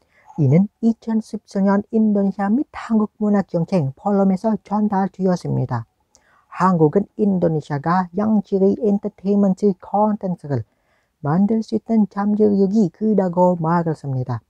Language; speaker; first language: Korean; non-native, learner; Indonesian